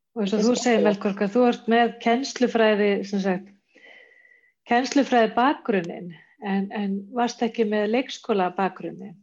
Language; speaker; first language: Icelandic; native; Icelandic